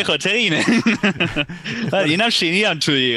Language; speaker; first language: Persian; non-native, fluent; German